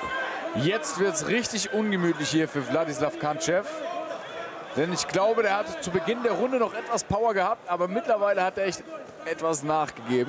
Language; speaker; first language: German; native; German